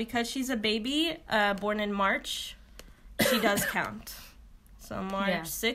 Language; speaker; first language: English; early bilingual, other home language; Arabic